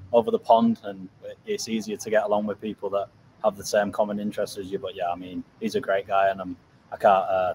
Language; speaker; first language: English; native; English